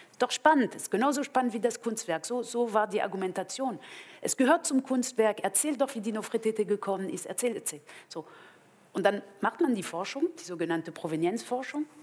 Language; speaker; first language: German; non-native, fluent; French